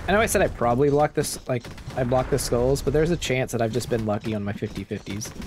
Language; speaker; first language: English; native; English